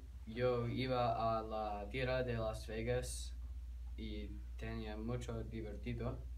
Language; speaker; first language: Spanish; non-native, learner; English